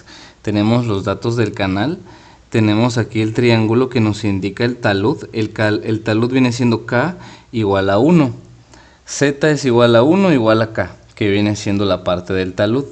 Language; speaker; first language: Spanish; native; Spanish